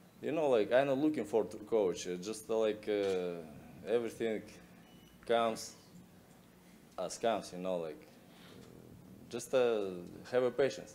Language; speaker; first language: English; non-native, learner; Russian